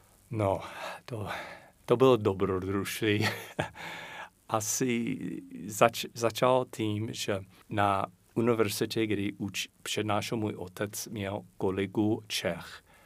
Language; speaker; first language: Czech; non-native, fluent; English